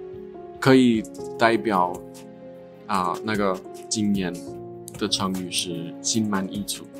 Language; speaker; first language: Chinese; non-native, learner; English